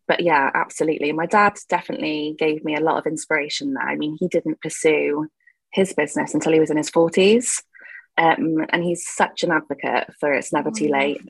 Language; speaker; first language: English; native; English